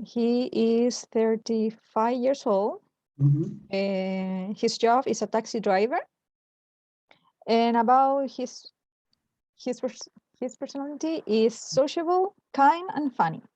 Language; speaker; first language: English; non-native, learner; Spanish